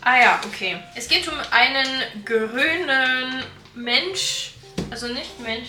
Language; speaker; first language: German; non-native, learner; French